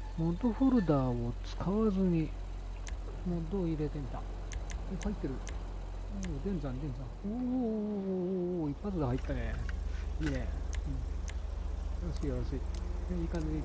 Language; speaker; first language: Japanese; native; Japanese